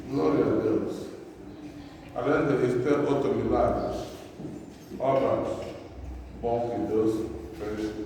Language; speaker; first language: Portuguese; non-native, learner; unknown